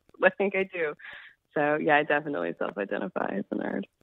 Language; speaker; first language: English; native; English